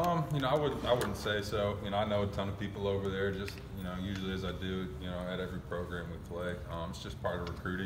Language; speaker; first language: English; native; English